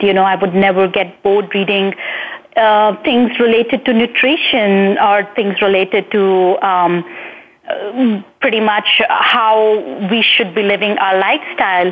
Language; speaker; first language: English; non-native, local second language; Hindi